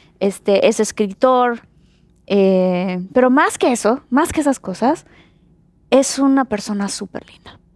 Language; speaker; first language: Spanish; native; Spanish